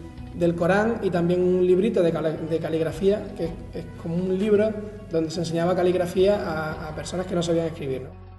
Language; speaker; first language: Spanish; native; Spanish